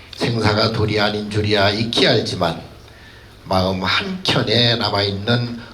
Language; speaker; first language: Korean; native; Korean